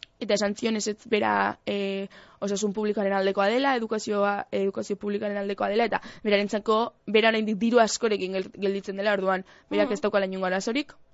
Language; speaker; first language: Basque; native; Basque